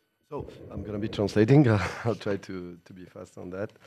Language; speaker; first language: English; non-native, fluent; Arabic